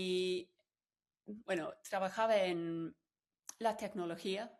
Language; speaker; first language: Spanish; non-native, fluent; English